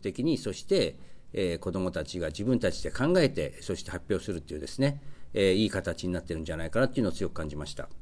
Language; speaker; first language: Japanese; native; Japanese